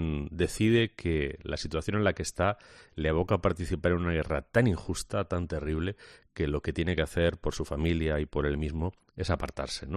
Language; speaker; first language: Spanish; native; Spanish